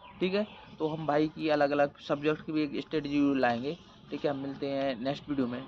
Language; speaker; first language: Hindi; native; Hindi